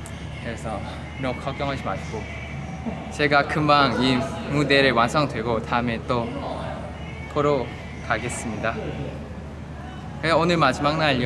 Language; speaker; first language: Korean; non-native, fluent; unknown